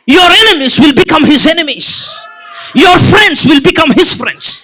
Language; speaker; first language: English; non-native, local second language; Telugu